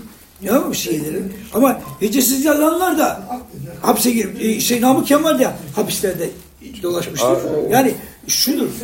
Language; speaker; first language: Turkish; native; Turkish